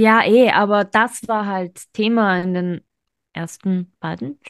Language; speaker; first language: German; native; German